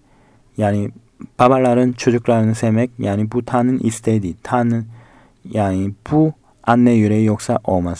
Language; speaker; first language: Turkish; non-native, learner; Korean